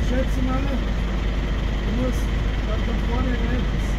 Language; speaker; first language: German; native; German